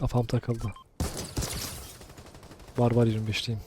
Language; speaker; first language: Turkish; native; Turkish